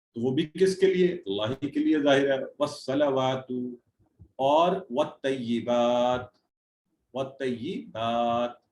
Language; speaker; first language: Urdu; native; Urdu